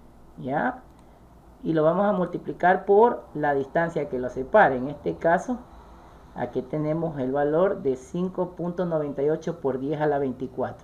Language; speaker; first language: Spanish; native; Spanish